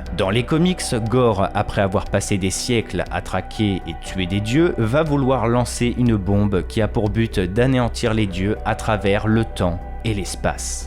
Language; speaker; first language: French; native; French